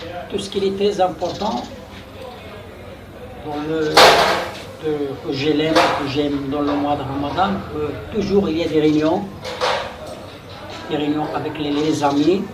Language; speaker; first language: French; non-native, local second language; Arabic